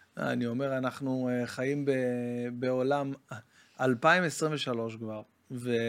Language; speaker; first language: Hebrew; native; Hebrew